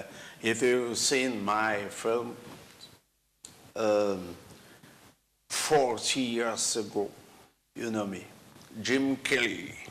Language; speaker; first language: English; non-native, learner; Malagasy